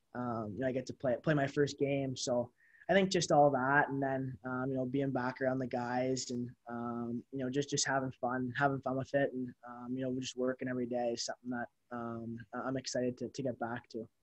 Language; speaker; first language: English; native; English